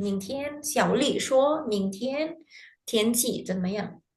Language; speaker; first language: Chinese; non-native, fluent; Indonesian